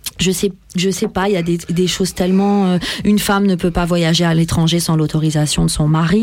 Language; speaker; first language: French; early bilingual, other home language; Persian